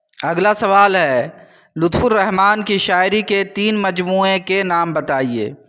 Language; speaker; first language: Urdu; native; Urdu